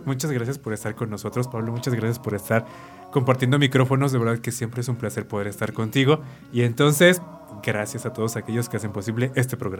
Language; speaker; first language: Spanish; native; Spanish